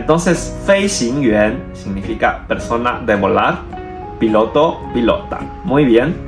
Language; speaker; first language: Spanish; non-native, fluent; Chinese